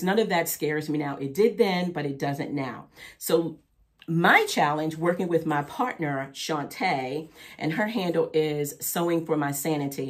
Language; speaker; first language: English; native; English